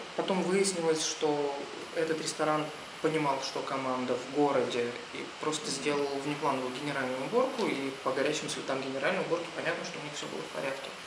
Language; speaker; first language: Russian; native; Russian